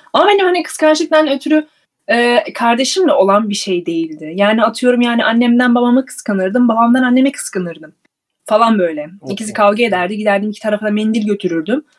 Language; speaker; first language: Turkish; early bilingual, heritage; Turkish